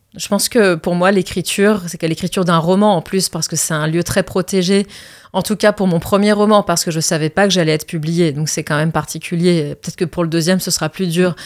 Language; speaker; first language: French; early bilingual, other home language; Arabic